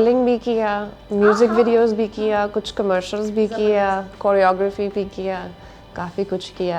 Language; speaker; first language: Hindi; non-native, learner; English